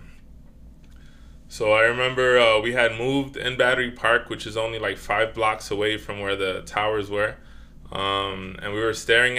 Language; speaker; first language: English; native; English